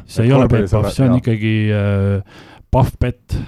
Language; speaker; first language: Estonian; native; Estonian